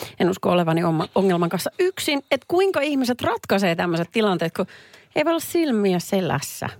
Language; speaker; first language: Finnish; native; Finnish